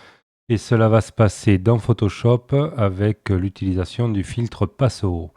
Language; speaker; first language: French; native; French